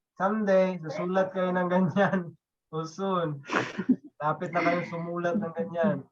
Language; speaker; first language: Filipino; non-native, local second language; Cebuano